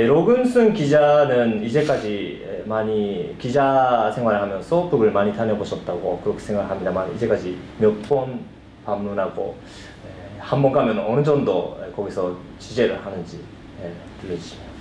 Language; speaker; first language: Korean; early bilingual, heritage; Korean